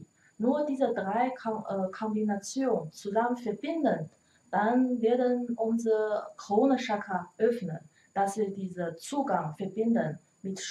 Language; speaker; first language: German; non-native, learner; Chinese